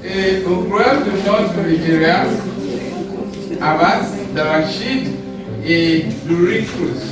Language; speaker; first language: French; non-native, learner; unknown